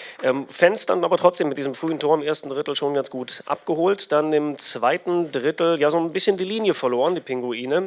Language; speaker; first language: German; native; German